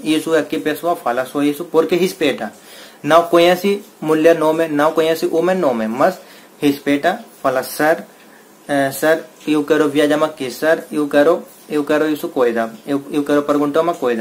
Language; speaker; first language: Portuguese; non-native, learner; Hindi